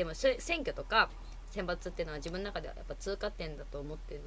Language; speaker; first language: Japanese; native; Japanese